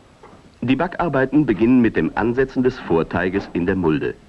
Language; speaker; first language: German; native; German